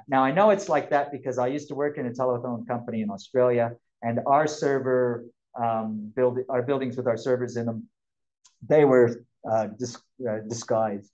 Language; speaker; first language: English; native; English